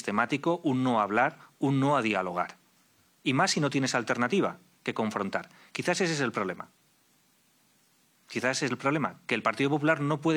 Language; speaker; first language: Spanish; native; Spanish